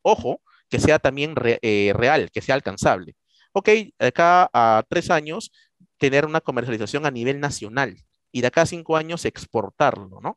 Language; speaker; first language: Spanish; native; Spanish